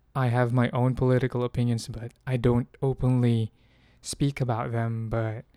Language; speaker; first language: English; non-native, local second language; Filipino